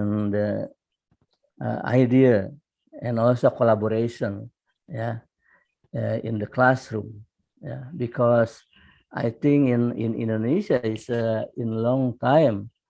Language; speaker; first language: English; non-native, fluent; Indonesian